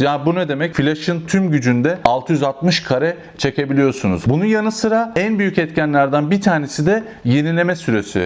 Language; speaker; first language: Turkish; native; Turkish